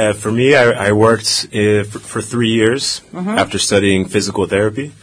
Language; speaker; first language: English; native; English